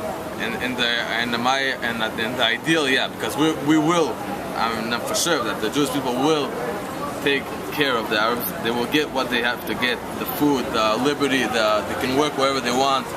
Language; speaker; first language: English; non-native, fluent; Hebrew